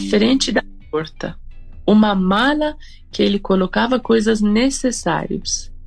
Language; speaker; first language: Portuguese; non-native, fluent; Persian